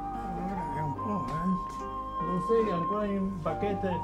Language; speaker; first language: Italian; non-native, fluent; Chinese